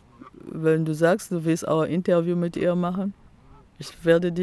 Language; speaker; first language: German; non-native, fluent; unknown